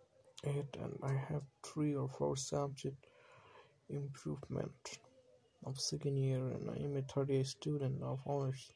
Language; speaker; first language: English; non-native, learner; Bangla